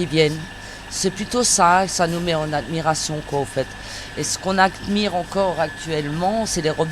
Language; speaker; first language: French; native; French